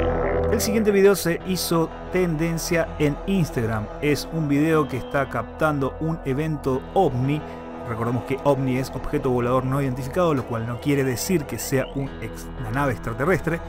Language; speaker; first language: Spanish; native; Spanish